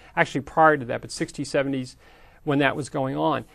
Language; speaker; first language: English; native; English